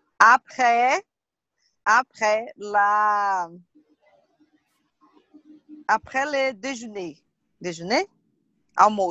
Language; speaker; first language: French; non-native, learner; Portuguese